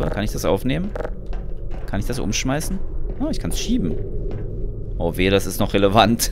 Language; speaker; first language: German; native; German